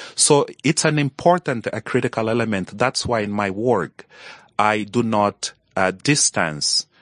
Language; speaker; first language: English; non-native, fluent; Portuguese